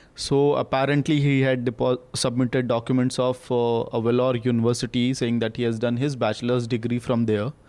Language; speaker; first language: English; non-native, local second language; Hindi